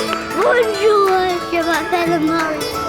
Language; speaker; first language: French; non-native, learner; English